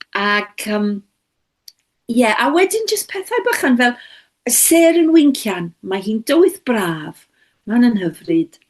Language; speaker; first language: Welsh; non-native, local second language; English